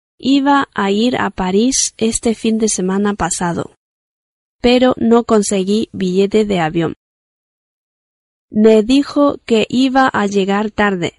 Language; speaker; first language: Spanish; non-native, fluent; Chinese